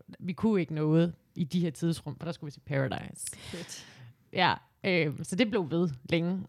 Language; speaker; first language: Danish; native; Danish